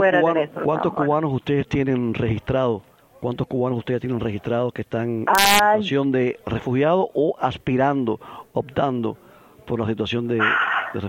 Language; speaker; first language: Spanish; native; Spanish